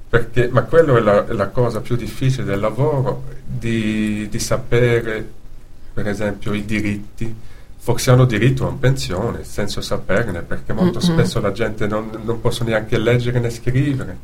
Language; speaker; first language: Italian; non-native, fluent; Dutch